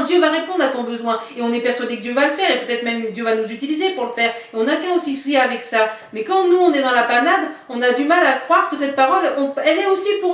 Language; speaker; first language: French; native; French